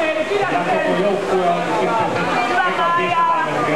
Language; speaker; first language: Finnish; native; Finnish